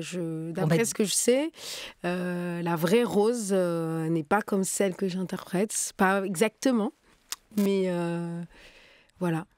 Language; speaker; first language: French; native; French